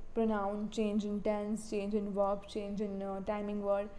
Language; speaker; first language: English; non-native, local second language; Gujarati